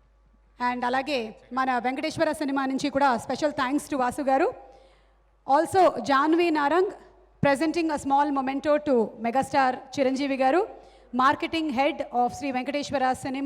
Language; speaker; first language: Telugu; native; Telugu